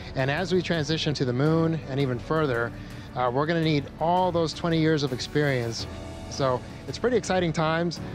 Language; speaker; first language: English; early bilingual, other home language; Spanish